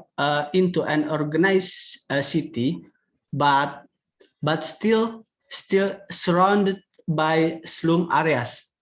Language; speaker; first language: English; non-native, learner; Indonesian